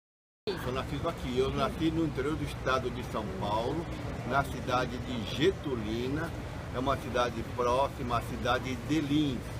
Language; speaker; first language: Portuguese; early bilingual, other home language; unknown